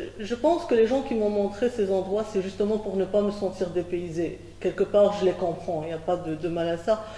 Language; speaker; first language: French; non-native, local second language; Arabic